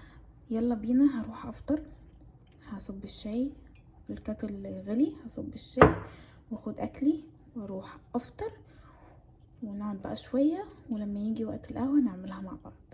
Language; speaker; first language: Arabic; native; Arabic